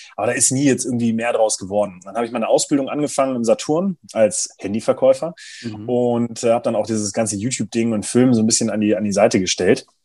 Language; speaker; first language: German; native; German